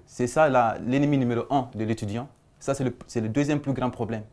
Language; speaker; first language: French; non-native, local second language; Fula